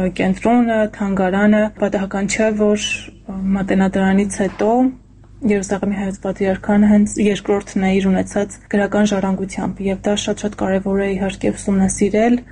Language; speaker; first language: Armenian; native; Armenian